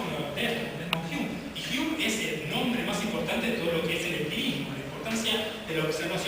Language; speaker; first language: Spanish; native; Spanish